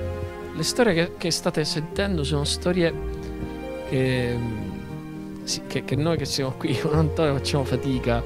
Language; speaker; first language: Italian; native; Italian